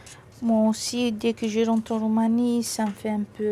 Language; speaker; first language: French; non-native, fluent; Romanian